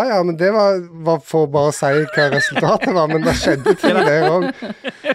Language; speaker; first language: Norwegian; native; Norwegian